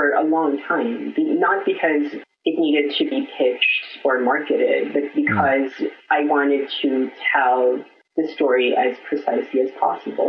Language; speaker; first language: English; non-native, local second language; Filipino